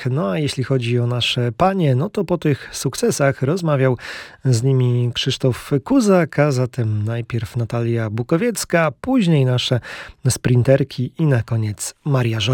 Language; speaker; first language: Polish; native; Polish